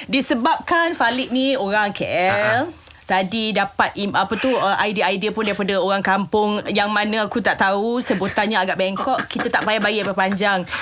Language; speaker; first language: Malay; native; Malay